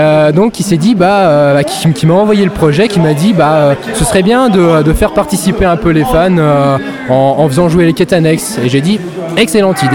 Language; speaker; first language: French; native; French